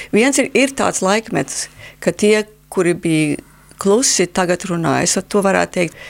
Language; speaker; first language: Latvian; early bilingual, heritage; Latvian